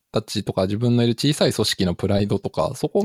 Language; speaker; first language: Japanese; native; Japanese